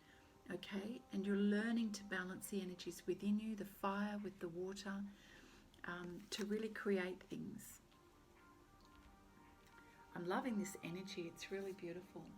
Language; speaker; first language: English; native; English